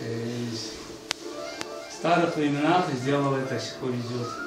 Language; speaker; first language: Russian; non-native, fluent; Azerbaijani